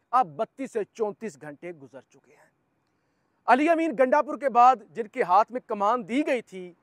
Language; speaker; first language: Urdu; native; Urdu